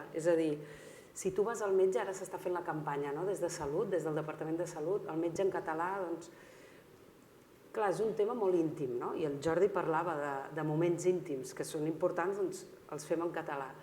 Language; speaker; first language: Catalan; native; Catalan